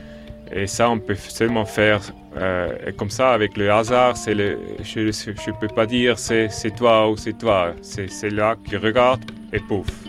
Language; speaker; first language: French; non-native, local second language; German